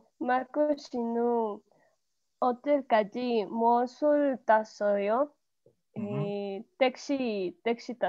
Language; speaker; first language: Korean; non-native, learner; Spanish